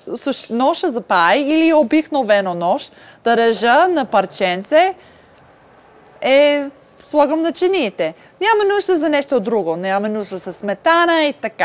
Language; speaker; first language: Bulgarian; non-native, learner; English